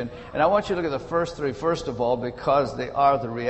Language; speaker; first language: English; native; English